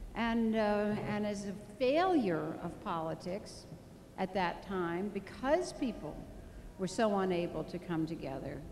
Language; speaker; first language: English; native; English